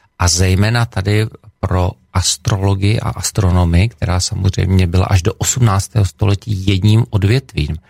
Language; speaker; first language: Czech; native; Czech